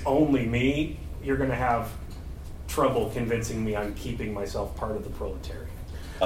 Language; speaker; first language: English; native; English